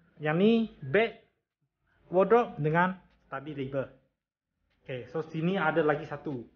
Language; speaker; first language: Malay; non-native, local second language; Chinese